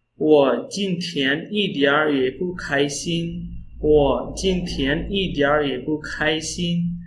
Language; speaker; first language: Chinese; non-native, fluent; Urdu